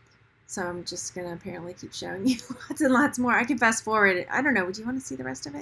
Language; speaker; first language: English; native; English